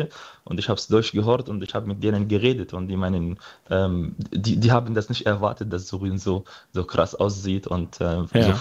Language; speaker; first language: German; non-native, fluent; Arabic